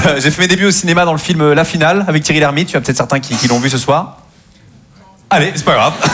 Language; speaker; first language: French; native; French